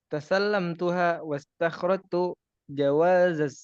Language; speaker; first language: Arabic; non-native, learner; Indonesian